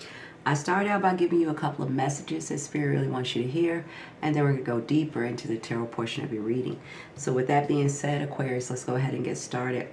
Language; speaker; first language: English; native; English